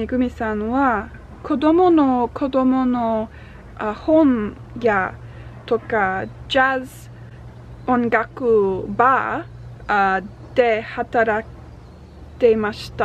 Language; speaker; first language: Japanese; non-native, learner; English